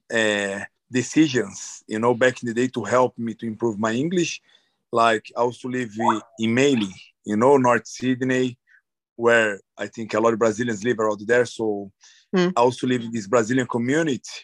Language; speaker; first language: English; non-native, fluent; Portuguese